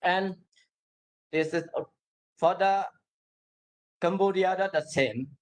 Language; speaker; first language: English; non-native, learner; Burmese